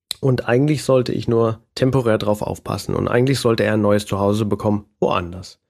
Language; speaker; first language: German; native; German